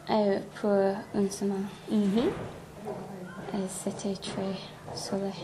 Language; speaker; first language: French; non-native, learner; English